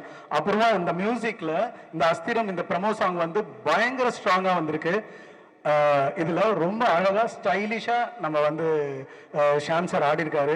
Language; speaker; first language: Tamil; native; Tamil